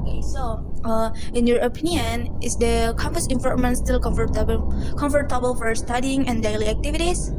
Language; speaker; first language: English; non-native, learner; Indonesian